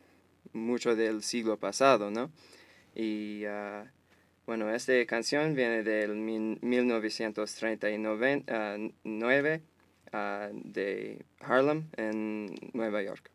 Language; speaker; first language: Spanish; non-native, fluent; English